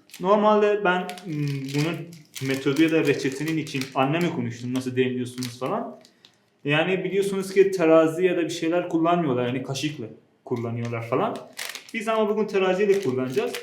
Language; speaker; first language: Turkish; non-native, fluent; Persian